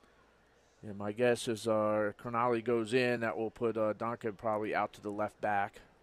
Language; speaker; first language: English; native; English